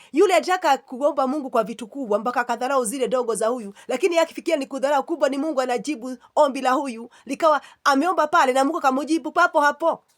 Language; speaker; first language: Swahili; non-native, local second language; Kikuyu